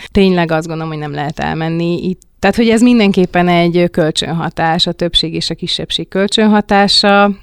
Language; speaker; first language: Hungarian; native; Hungarian